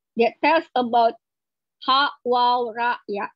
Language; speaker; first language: English; non-native, fluent; Indonesian